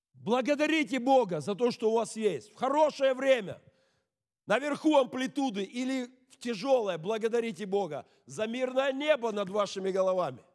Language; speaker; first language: Russian; native; Russian